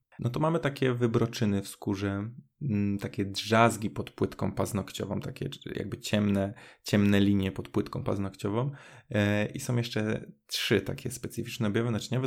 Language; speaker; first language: Polish; native; Polish